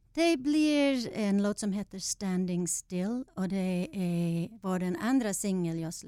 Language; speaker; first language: Swedish; non-native, fluent; English